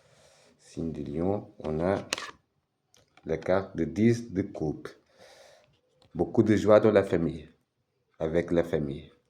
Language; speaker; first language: French; non-native, fluent; Portuguese